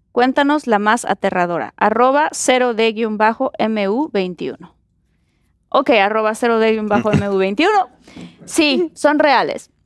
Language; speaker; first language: Spanish; native; Spanish